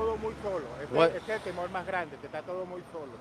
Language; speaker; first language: Spanish; native; Spanish